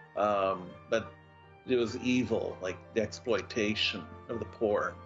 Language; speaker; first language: English; native; English